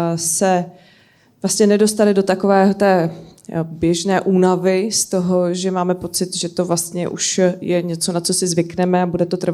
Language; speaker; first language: Czech; native; Czech